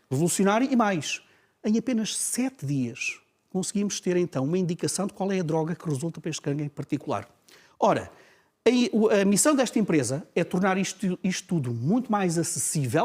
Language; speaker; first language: Portuguese; native; Portuguese